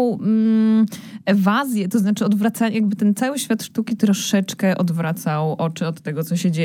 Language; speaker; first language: Polish; native; Polish